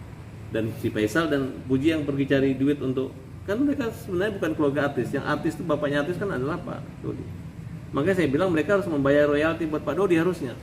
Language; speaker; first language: Indonesian; native; Indonesian